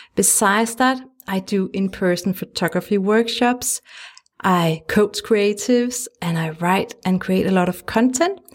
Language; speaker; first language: English; non-native, fluent; Danish